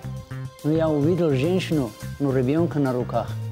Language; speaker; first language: Russian; non-native, learner; Tajik